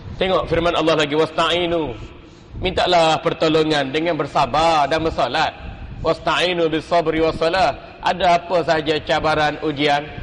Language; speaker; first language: Malay; native; Malay